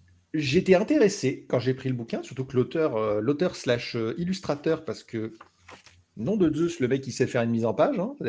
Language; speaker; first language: French; native; French